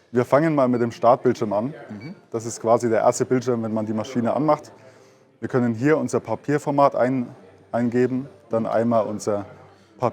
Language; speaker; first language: German; native; German